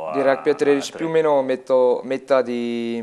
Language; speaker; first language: Italian; non-native, learner; Afrikaans